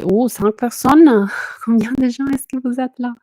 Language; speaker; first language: French; non-native, fluent; Italian